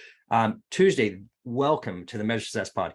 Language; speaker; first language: English; native; English